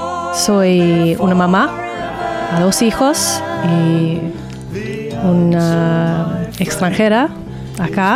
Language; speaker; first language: Spanish; non-native, learner; English